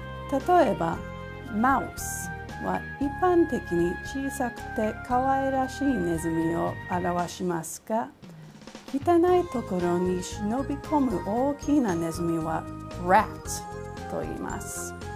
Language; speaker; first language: Japanese; non-native, fluent; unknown